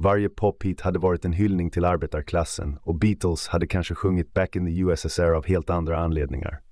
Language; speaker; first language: Swedish; native; Swedish